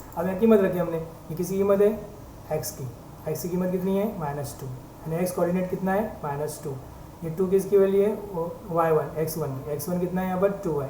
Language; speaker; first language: Urdu; native; Urdu